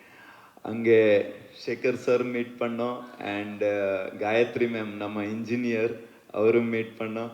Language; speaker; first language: Tamil; non-native, learner; Kannada